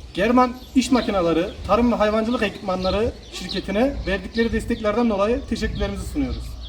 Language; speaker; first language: Turkish; native; Turkish